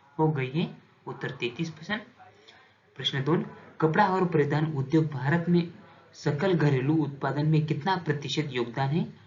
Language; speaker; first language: Hindi; non-native, local second language; Marathi